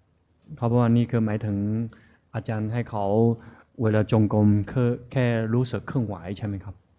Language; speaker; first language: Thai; non-native, fluent; Chinese